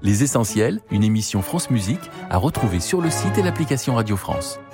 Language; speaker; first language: French; native; French